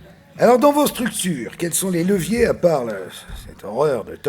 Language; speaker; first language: French; native; French